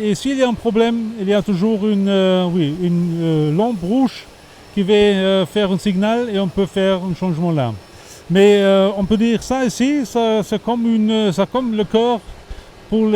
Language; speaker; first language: French; non-native, fluent; German